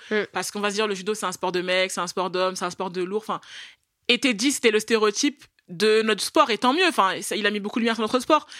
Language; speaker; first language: French; native; French